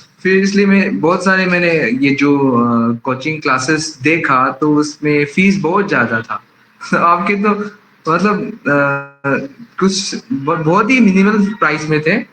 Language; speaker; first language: Hindi; non-native, local second language; Manipuri